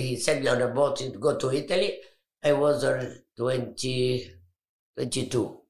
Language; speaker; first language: English; non-native, fluent; Arabic